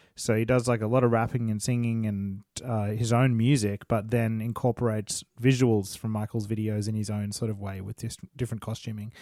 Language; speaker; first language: English; native; English